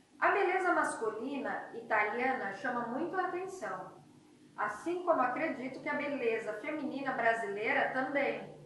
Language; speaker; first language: Portuguese; native; Portuguese